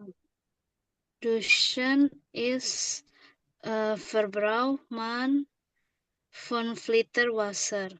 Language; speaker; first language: German; non-native, learner; Indonesian